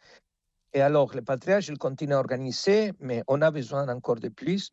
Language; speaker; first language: French; non-native, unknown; Spanish